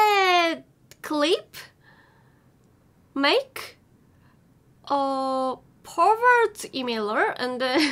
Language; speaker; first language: English; non-native, learner; Korean